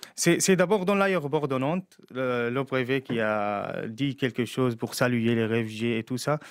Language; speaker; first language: French; non-native, fluent; Arabic